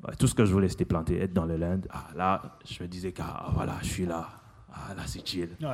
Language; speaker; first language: French; non-native, local second language; Lingala